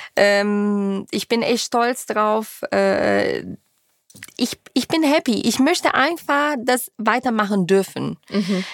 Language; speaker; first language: German; non-native, fluent; Portuguese